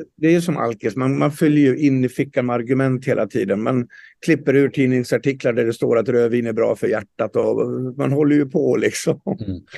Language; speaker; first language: Swedish; native; Swedish